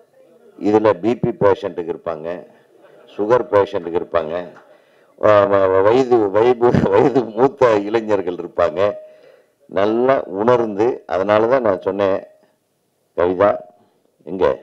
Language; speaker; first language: Tamil; native; Tamil